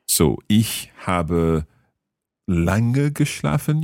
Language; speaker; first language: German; non-native, learner; English